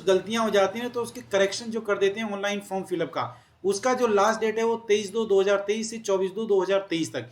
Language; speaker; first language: Hindi; native; Hindi